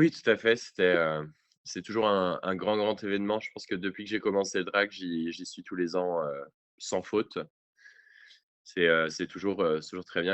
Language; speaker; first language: French; native; French